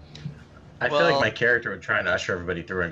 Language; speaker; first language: English; native; English